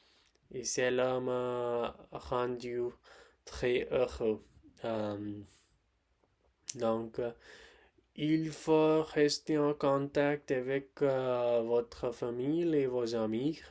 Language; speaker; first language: French; non-native, learner; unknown